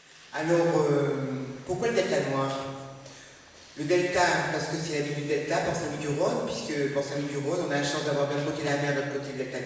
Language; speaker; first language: French; native; French